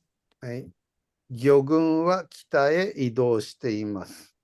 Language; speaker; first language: Japanese; non-native, fluent; Indonesian